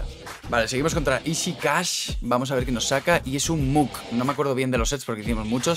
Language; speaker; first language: Spanish; native; Spanish